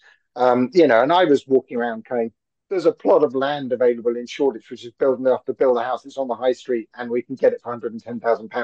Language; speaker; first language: English; native; English